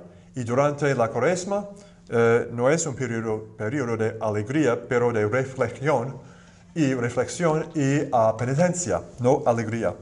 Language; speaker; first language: Spanish; non-native, fluent; English